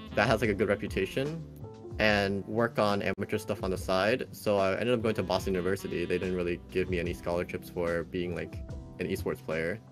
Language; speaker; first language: English; native; English